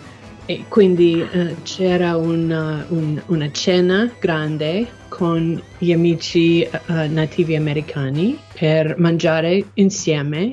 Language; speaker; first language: Italian; non-native, learner; English